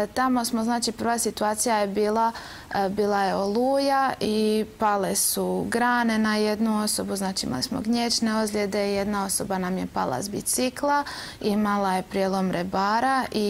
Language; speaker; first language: Croatian; native; Croatian